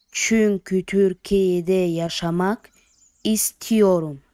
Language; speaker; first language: Turkish; non-native, fluent; Arabic